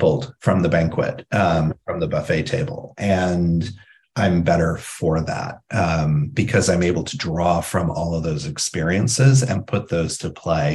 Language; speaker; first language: English; native; English